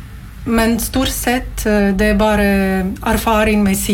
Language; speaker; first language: Norwegian; non-native, learner; Latvian